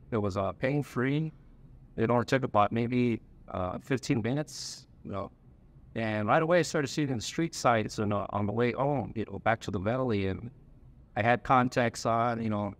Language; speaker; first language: English; native; English